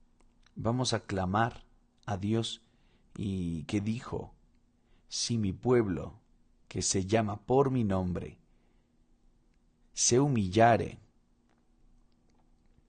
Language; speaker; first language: Spanish; non-native, fluent; Portuguese